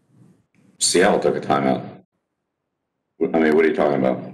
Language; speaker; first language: English; native; English